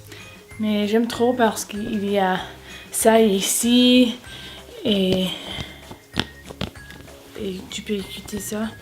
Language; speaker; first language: French; non-native, learner; English